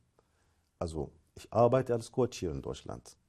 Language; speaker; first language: German; non-native, fluent; Arabic